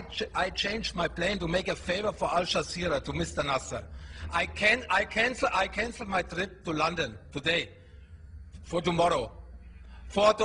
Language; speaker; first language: English; non-native, learner; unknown